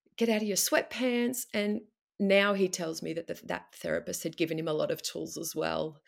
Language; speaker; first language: English; native; English